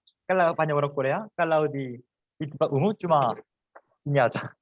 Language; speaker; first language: Indonesian; non-native, fluent; Korean